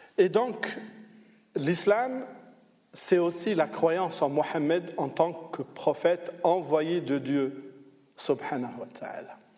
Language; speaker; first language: French; non-native, local second language; Arabic